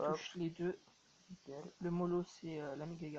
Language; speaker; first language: French; native; French